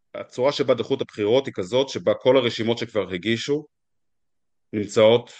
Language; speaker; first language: Hebrew; native; Hebrew